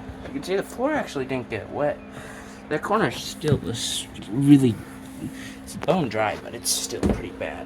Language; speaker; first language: English; native; English